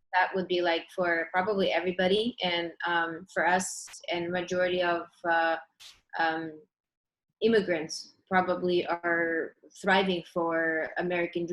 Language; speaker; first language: English; early bilingual, other home language; Russian